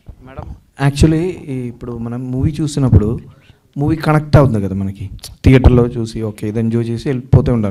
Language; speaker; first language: Telugu; non-native, learner; Malayalam